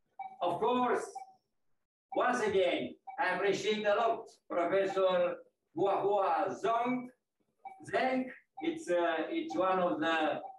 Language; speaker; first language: English; non-native, fluent; Romanian